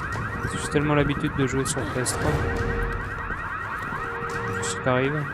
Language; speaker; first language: French; native; French